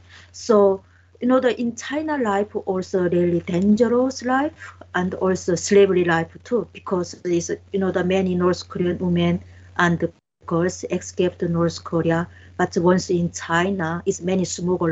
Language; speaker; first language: English; non-native, learner; Korean